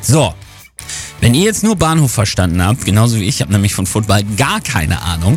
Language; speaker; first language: German; native; German